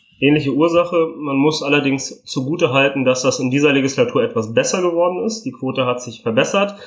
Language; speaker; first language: German; early bilingual, other home language; Italian